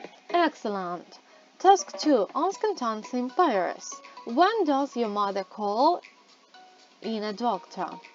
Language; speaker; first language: English; non-native, fluent; Ukrainian